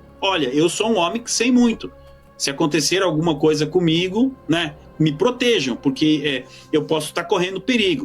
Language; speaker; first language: Portuguese; native; Portuguese